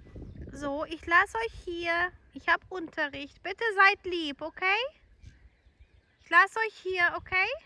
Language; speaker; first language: German; non-native, fluent; Ukrainian